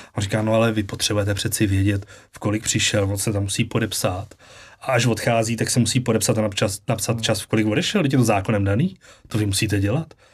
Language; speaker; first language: Czech; native; Czech